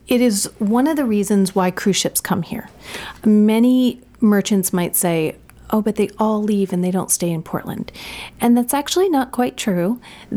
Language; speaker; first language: English; native; English